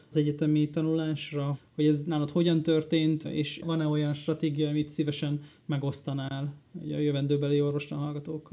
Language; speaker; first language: Hungarian; native; Hungarian